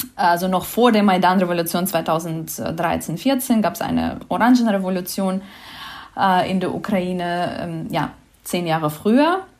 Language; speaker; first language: German; non-native, fluent; Ukrainian